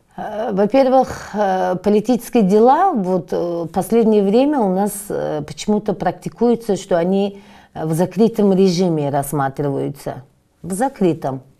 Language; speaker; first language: Russian; non-native, local second language; Tajik